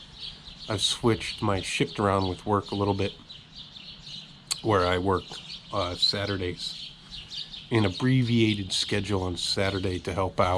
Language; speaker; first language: English; native; English